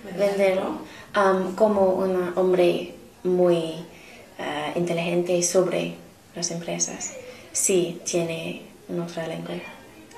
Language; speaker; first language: Spanish; non-native, learner; English